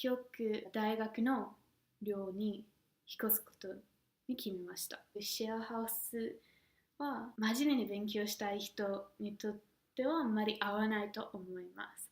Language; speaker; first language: Japanese; non-native, fluent; English